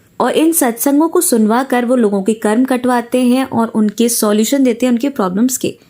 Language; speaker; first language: Hindi; native; Hindi